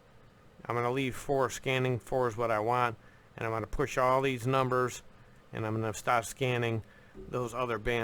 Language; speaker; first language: English; native; English